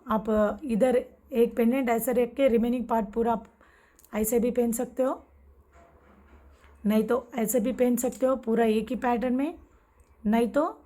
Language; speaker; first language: Hindi; non-native, local second language; Telugu